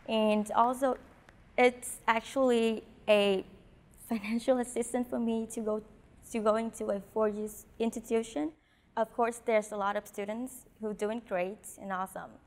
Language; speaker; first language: English; non-native, fluent; Vietnamese